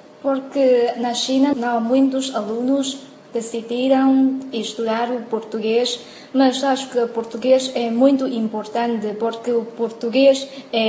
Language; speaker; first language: Portuguese; non-native, learner; Chinese